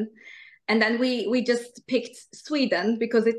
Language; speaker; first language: English; non-native, fluent; Turkish